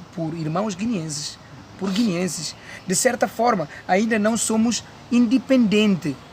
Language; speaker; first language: Portuguese; non-native, local second language; Upper Guinea Crioulo